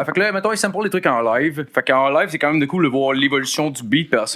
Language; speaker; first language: French; native; French